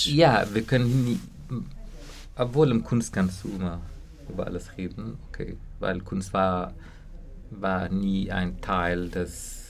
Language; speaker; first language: German; non-native, learner; Kurdish